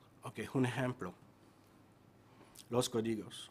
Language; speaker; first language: Spanish; non-native, fluent; French